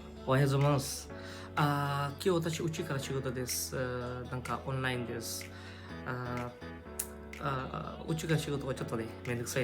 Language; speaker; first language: Japanese; non-native, learner; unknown